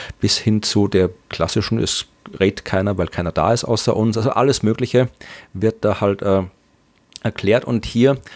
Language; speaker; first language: German; native; German